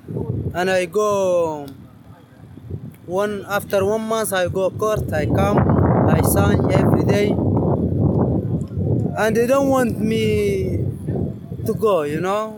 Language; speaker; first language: English; non-native, learner; Arabic